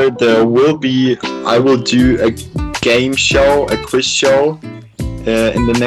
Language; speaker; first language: English; non-native, fluent; German